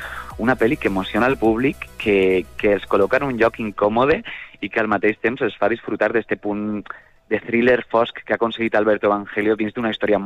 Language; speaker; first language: Catalan; native; Catalan